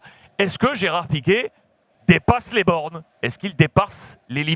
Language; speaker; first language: French; native; French